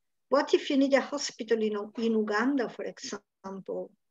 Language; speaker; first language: English; non-native, fluent; Italian